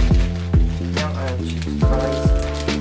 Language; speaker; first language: French; non-native, learner; Korean